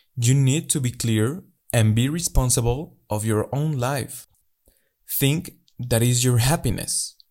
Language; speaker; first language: English; non-native, learner; Spanish